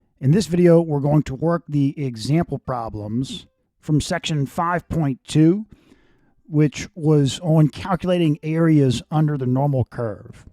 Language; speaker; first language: English; native; English